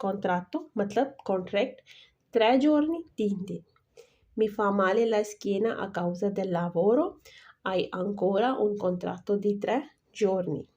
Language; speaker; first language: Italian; non-native, fluent; Urdu